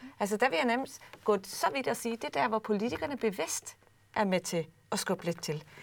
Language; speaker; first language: Danish; native; Danish